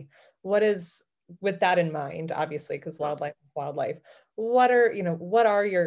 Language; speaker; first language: English; native; English